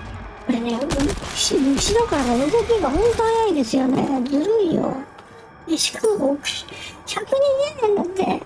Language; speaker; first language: Japanese; native; Japanese